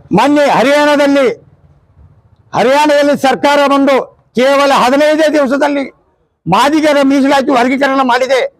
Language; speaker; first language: Kannada; native; Kannada